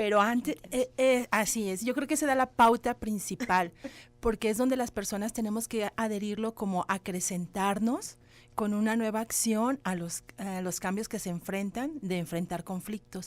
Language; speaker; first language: Spanish; native; Spanish